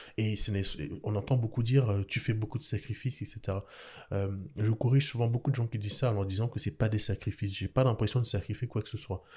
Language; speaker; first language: French; early bilingual, other home language; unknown